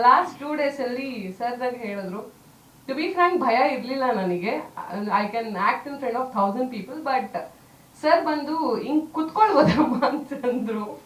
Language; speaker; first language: Kannada; native; Kannada